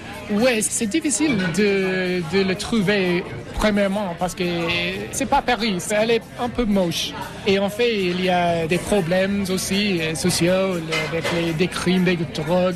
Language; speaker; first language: French; non-native, learner; English